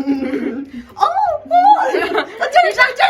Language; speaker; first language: Chinese; non-native, fluent; Mongolian